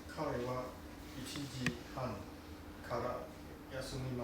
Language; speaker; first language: Japanese; non-native, learner; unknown